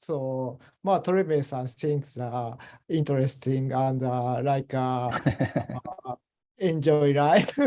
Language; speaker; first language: English; non-native, learner; Japanese